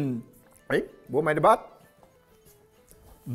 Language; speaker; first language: German; non-native, learner; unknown